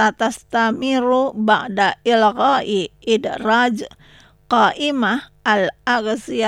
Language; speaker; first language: Arabic; non-native, learner; Indonesian